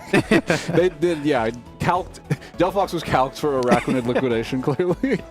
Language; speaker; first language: English; native; English